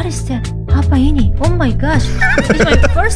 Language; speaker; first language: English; non-native, learner; Korean